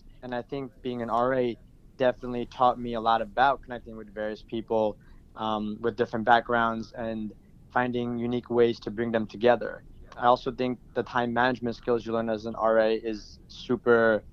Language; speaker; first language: English; native; English